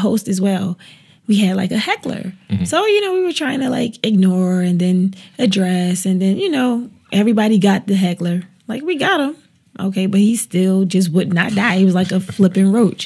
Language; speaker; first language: English; native; English